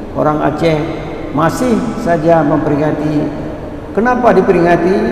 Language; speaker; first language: Malay; non-native, local second language; Achinese